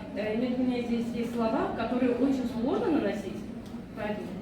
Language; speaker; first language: Russian; non-native, fluent; Armenian